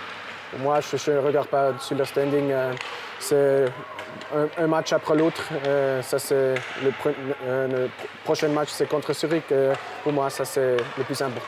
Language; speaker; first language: French; non-native, local second language; German